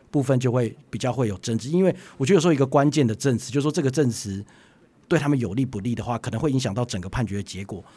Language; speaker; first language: Chinese; native; Chinese